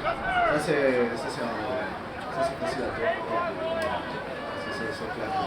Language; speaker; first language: French; non-native, fluent; English